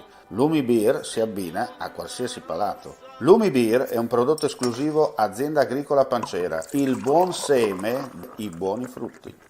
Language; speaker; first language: Italian; native; Italian